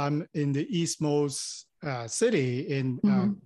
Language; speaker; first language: English; non-native, local second language; Cantonese